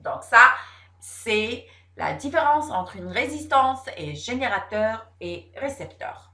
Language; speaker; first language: French; non-native, local second language; Arabic